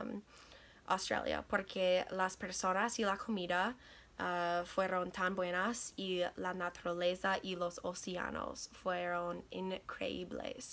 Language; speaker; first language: Spanish; non-native, learner; English